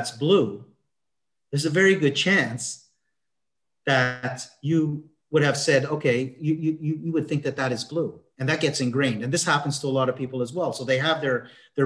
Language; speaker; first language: English; native; English